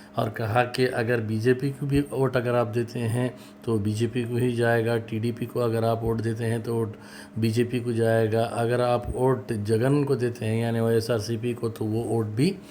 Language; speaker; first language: Urdu; native; Urdu